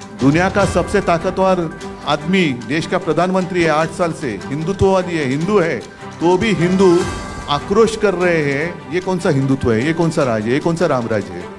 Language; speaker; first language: Hindi; non-native, local second language; Marathi